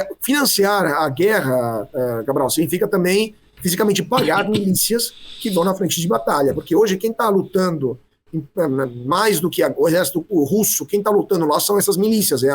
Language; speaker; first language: Portuguese; non-native, fluent; Italian